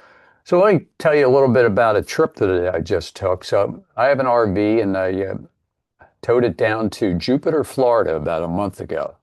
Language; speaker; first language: English; native; English